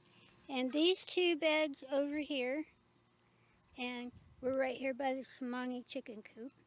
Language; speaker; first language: English; native; English